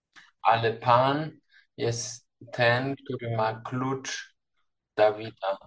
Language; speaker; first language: Polish; non-native, learner; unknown